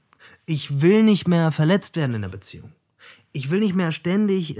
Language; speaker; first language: German; native; German